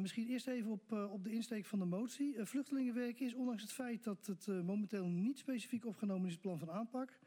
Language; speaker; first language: Dutch; native; Dutch